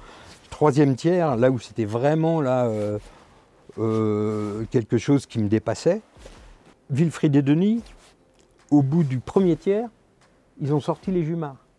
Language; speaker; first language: French; native; French